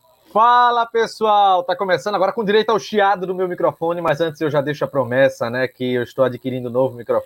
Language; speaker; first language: Portuguese; native; Portuguese